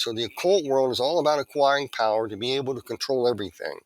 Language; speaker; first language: English; native; English